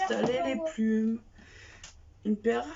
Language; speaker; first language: French; native; French